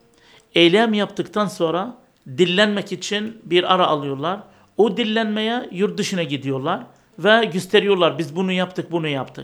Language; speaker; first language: Turkish; non-native, learner; Arabic